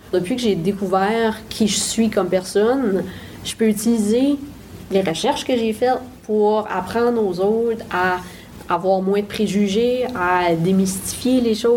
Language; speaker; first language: French; native; French